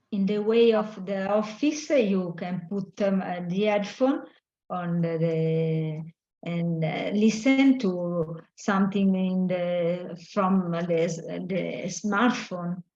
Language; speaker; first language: English; non-native, learner; Italian